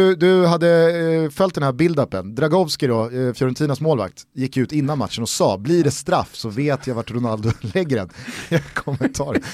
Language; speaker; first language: Swedish; native; Swedish